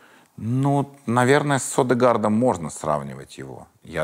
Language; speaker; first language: Russian; native; Russian